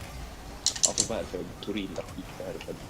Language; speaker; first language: Swedish; native; Swedish